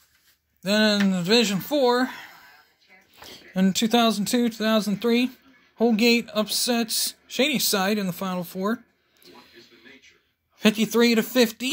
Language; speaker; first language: English; native; English